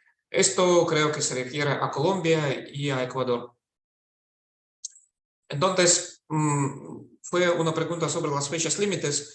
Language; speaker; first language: Spanish; non-native, fluent; Russian